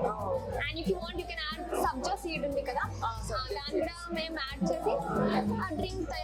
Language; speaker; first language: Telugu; non-native, learner; Hindi